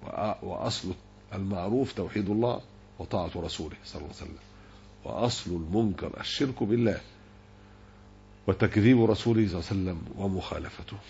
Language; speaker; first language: Arabic; native; Arabic